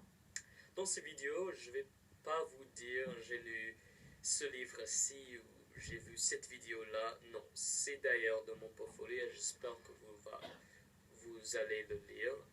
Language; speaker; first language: French; non-native, fluent; English